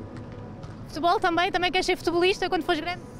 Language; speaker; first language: Portuguese; native; Portuguese